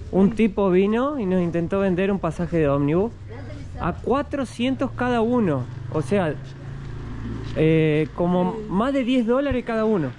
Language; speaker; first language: Spanish; native; Spanish